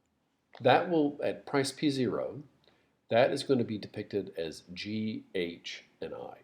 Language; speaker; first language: English; native; English